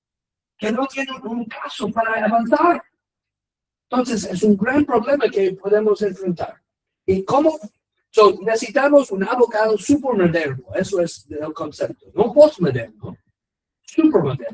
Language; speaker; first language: Spanish; non-native, learner; English